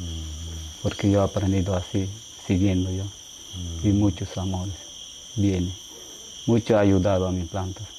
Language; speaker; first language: Spanish; non-native, local second language; Shipibo-Conibo